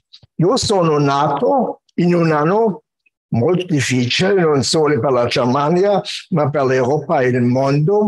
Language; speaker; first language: Italian; non-native, fluent; German